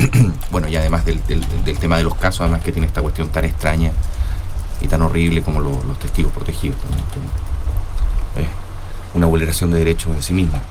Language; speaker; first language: Spanish; native; Spanish